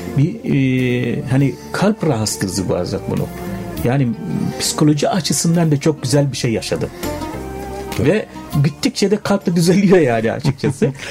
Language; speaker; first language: Turkish; non-native, fluent; Arabic